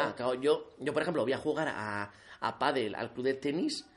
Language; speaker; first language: Spanish; native; Spanish